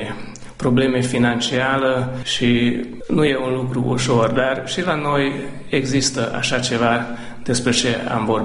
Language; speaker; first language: Romanian; non-native, local second language; Hungarian